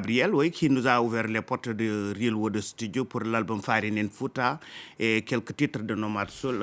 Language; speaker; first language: French; non-native, local second language; Fula